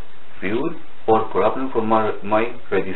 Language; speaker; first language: English; non-native, learner; Russian